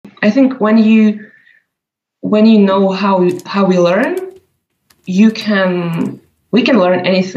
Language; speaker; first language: English; non-native, fluent; Slovak